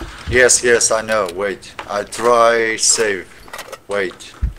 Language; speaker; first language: English; non-native, learner; Portuguese